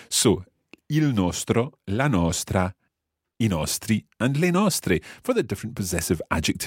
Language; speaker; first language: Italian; non-native, fluent; English